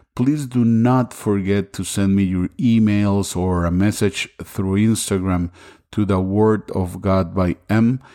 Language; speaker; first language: English; non-native, fluent; Spanish